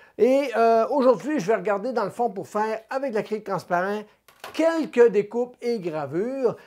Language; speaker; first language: French; native; French